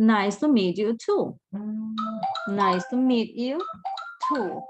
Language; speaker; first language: English; non-native, fluent; Spanish